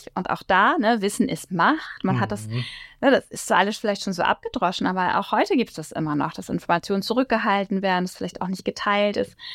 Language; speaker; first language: German; native; German